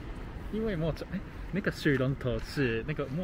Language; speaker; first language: Chinese; non-native, learner; Japanese